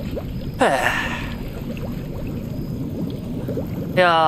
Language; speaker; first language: Japanese; native; Japanese